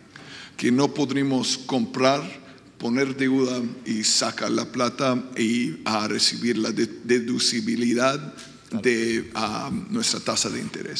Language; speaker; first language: Spanish; non-native, fluent; English